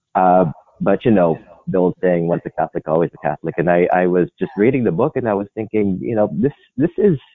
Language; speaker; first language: English; non-native, local second language; Filipino